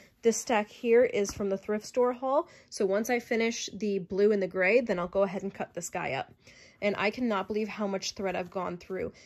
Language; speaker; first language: English; native; English